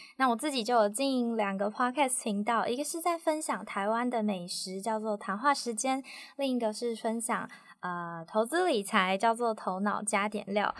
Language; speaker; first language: Chinese; native; Chinese